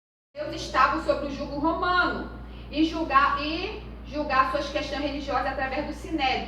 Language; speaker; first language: Portuguese; native; Portuguese